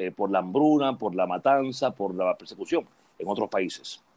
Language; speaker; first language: Spanish; native; Spanish